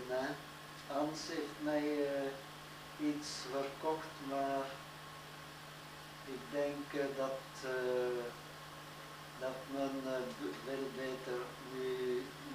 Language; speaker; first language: Dutch; non-native, learner; French